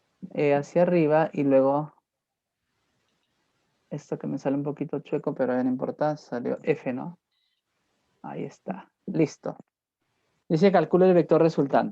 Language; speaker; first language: Spanish; native; Spanish